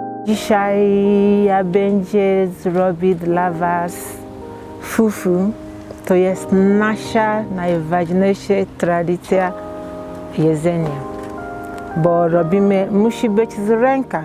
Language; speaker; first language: Polish; non-native, learner; Igbo